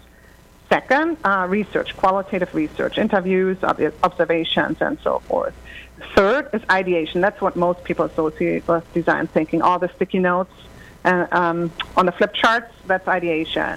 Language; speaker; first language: English; non-native, fluent; German